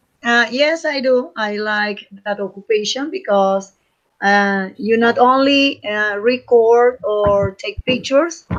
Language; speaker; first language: English; non-native, learner; Spanish